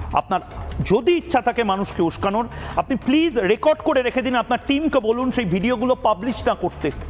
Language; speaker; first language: Bangla; native; Bangla